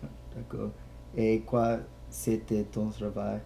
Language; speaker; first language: French; non-native, learner; English